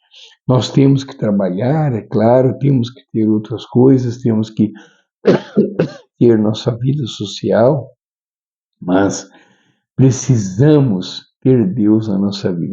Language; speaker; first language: Portuguese; native; Portuguese